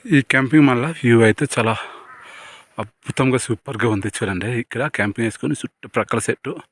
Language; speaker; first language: Telugu; native; Telugu